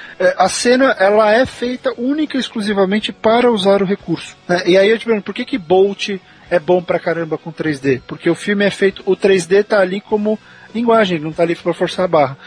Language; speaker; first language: Portuguese; native; Portuguese